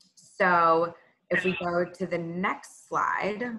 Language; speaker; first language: English; native; English